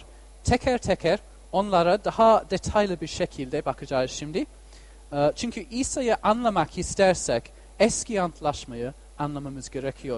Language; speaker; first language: Turkish; non-native, fluent; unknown